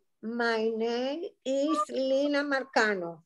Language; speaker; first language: English; non-native, learner; Spanish